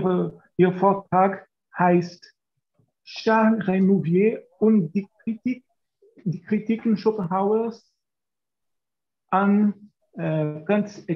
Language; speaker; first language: German; non-native, fluent; Portuguese